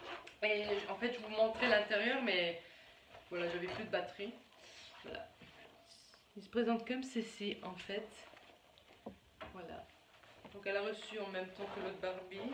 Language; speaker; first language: French; native; French